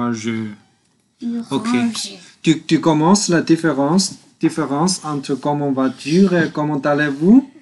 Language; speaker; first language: French; non-native, learner; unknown